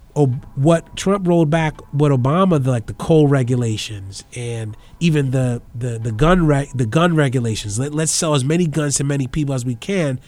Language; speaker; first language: English; native; English